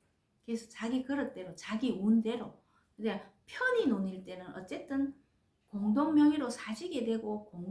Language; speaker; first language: Korean; native; Korean